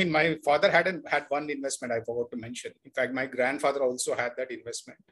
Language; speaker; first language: English; non-native, local second language; Kannada